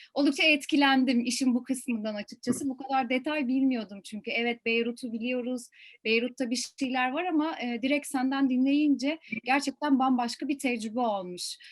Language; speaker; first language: Turkish; native; Turkish